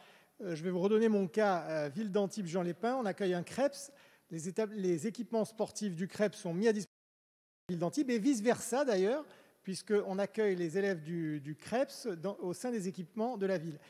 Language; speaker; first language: French; native; French